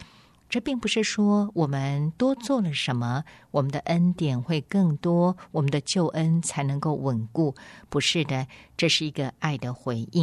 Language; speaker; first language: Chinese; native; Chinese